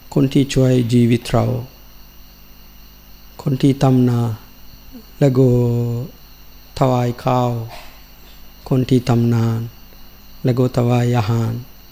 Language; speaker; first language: Thai; non-native, learner; Sinhala